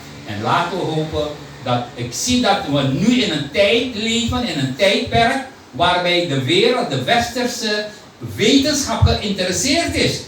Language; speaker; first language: Dutch; non-native, local second language; Hindi